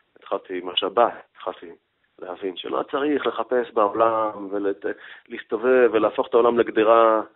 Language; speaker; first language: Hebrew; native; Hebrew